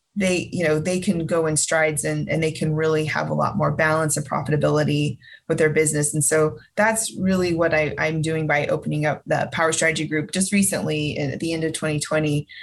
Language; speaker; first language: English; native; English